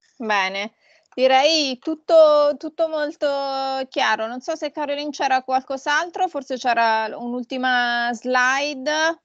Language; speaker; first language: Italian; native; Italian